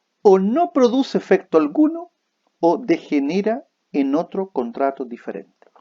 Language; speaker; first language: Spanish; native; Spanish